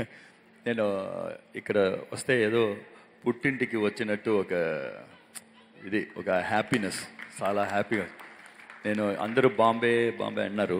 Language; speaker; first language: Telugu; non-native, local second language; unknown